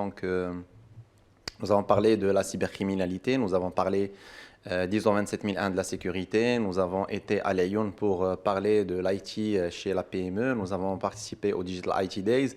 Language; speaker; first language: French; non-native, local second language; Arabic